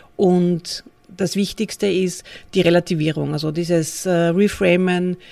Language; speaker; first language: German; native; German